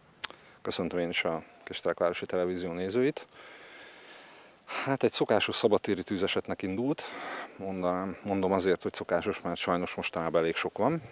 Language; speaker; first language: Hungarian; native; Hungarian